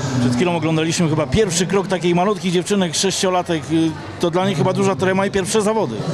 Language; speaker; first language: Polish; native; Polish